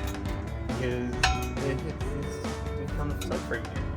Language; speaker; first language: English; native; English